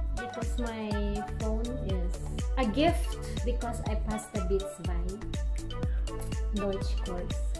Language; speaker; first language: English; non-native, local second language; Filipino